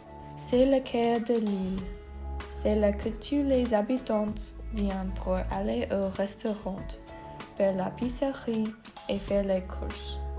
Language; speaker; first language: French; non-native, learner; English